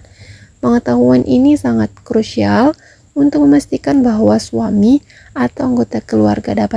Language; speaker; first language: Indonesian; native; Indonesian